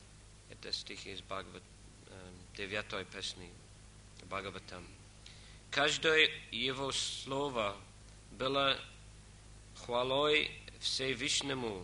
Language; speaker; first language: Russian; non-native, fluent; English